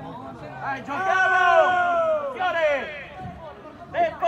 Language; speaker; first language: Italian; native; Italian